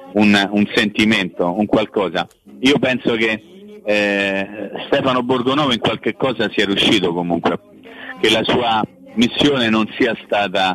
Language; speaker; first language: Italian; native; Italian